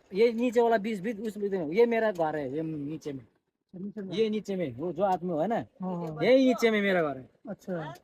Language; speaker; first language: Hindi; non-native, local second language; Nepali